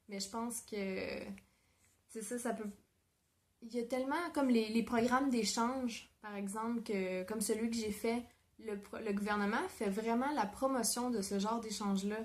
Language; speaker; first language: French; native; French